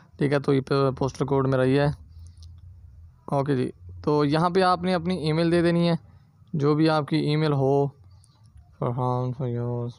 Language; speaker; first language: Urdu; non-native, local second language; Punjabi